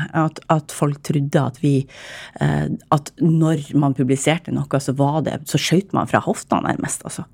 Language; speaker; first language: Norwegian; native; Norwegian